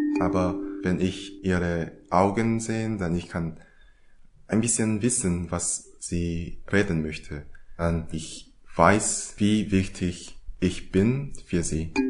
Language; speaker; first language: German; non-native, learner; Korean